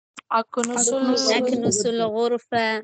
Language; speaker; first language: Arabic; non-native, learner; Tamil